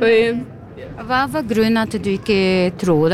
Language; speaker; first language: Norwegian; non-native, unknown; Portuguese